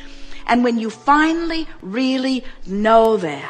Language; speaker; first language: English; native; English